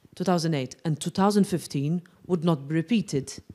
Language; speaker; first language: English; non-native, local second language; Maltese